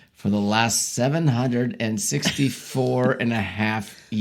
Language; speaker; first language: English; native; English